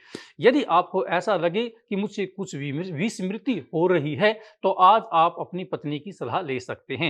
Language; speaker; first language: Hindi; native; Hindi